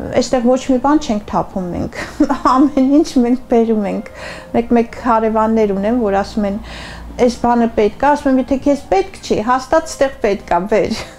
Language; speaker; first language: Armenian; native; Armenian